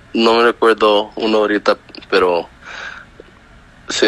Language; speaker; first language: Spanish; early bilingual, heritage; Spanish